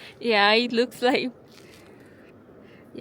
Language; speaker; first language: English; non-native, fluent; Spanish